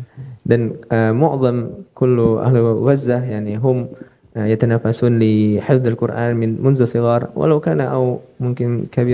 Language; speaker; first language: Arabic; non-native, learner; Indonesian